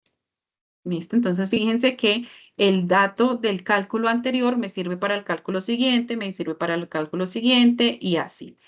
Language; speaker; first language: Spanish; native; Spanish